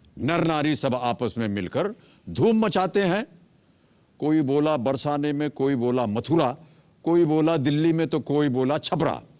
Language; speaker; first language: Hindi; native; Hindi